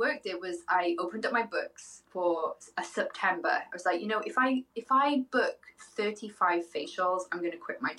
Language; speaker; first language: English; native; English